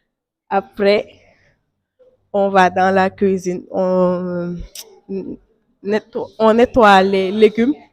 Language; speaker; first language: French; non-native, local second language; Wolof